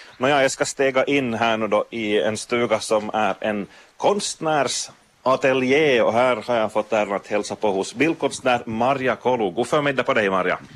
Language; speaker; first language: Swedish; native; Swedish